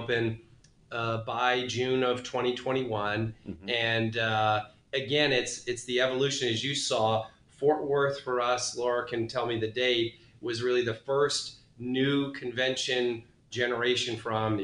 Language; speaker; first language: English; native; English